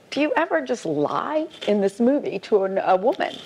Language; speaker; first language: English; native; English